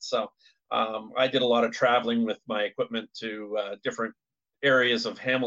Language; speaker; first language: English; native; English